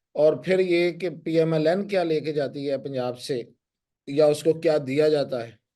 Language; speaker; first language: Urdu; non-native, local second language; Punjabi